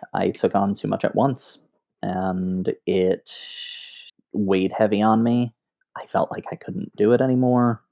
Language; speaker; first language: English; native; English